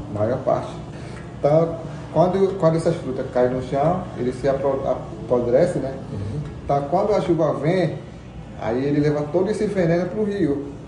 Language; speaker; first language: Portuguese; non-native, local second language; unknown